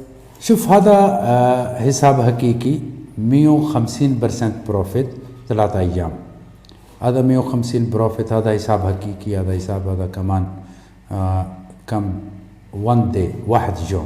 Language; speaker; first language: Arabic; non-native, learner; Urdu